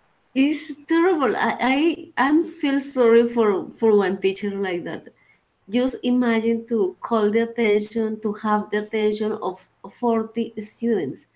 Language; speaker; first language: English; non-native, learner; Spanish